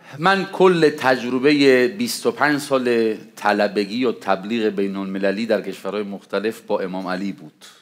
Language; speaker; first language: Persian; non-native, fluent; Spanish